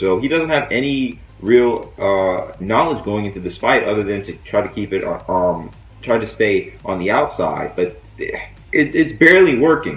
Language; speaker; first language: English; native; English